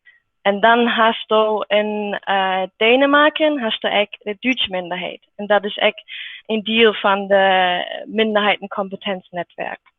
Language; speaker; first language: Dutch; non-native, learner; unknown